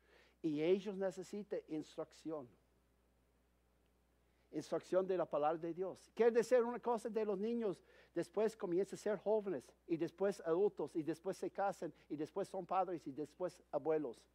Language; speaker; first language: Spanish; non-native, fluent; English